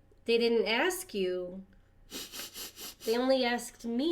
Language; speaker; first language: English; native; English